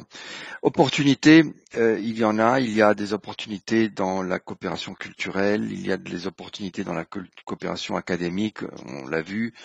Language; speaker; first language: French; non-native, fluent; Spanish